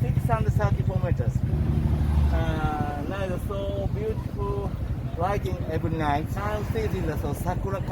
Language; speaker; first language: English; non-native, learner; Japanese